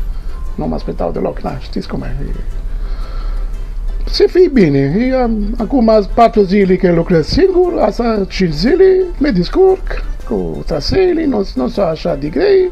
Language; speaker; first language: Romanian; non-native, learner; Italian